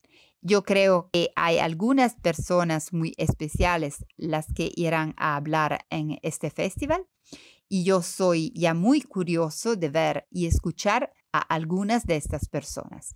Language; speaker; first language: Spanish; non-native, learner; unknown